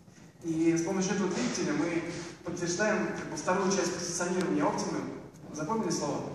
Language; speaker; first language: Russian; native; Russian